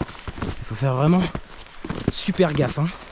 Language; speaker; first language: French; native; French